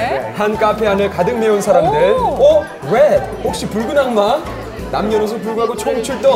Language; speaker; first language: Korean; native; Korean